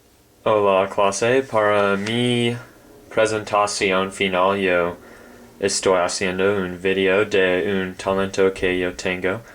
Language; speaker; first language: Spanish; non-native, learner; English